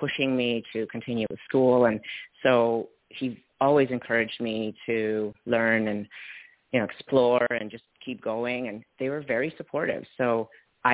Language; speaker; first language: English; non-native, fluent; Polish